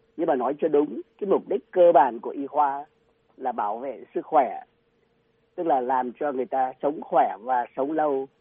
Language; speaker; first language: Vietnamese; native; Vietnamese